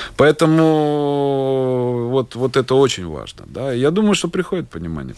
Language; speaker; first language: Russian; native; Russian